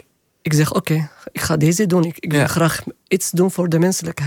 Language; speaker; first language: Dutch; non-native, learner; Arabic